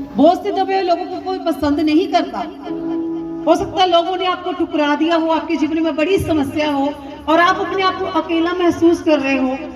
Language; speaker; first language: Hindi; non-native, local second language; Punjabi